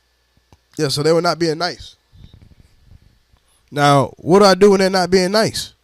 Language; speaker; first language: English; native; English